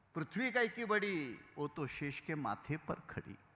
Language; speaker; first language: Hindi; non-native, local second language; Marathi